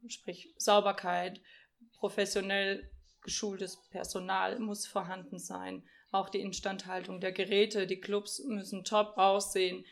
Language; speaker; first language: German; early bilingual, other home language; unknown